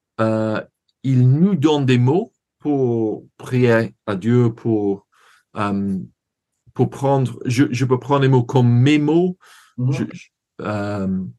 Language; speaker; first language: French; non-native, learner; English